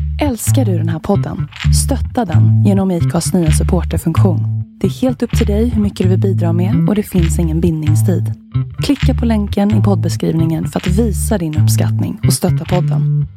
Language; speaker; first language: Swedish; native; Swedish